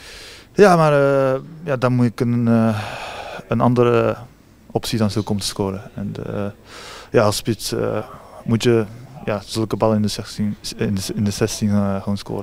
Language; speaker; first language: Dutch; early bilingual, heritage; Japanese